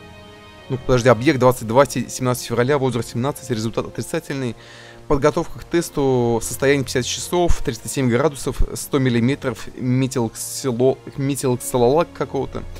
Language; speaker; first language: Russian; native; Russian